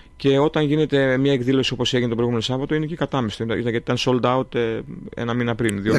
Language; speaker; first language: Greek; early bilingual, heritage; Greek